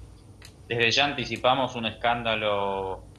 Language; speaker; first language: Spanish; native; Spanish